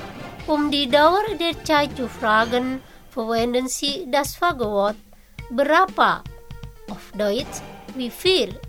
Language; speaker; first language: German; non-native, learner; Indonesian